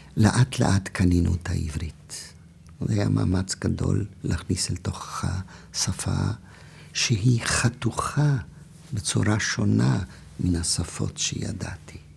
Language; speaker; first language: Hebrew; non-native, fluent; German